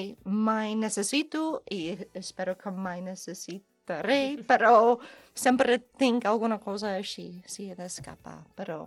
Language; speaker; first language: Catalan; non-native, learner; English